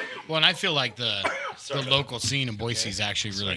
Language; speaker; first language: English; native; English